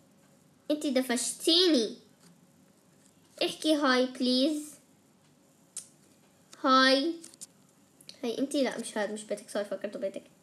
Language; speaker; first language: Arabic; native; Arabic